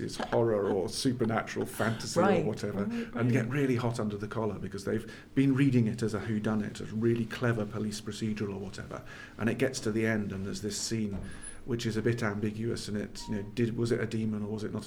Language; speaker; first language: English; native; English